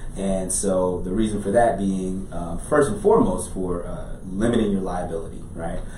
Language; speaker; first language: English; native; English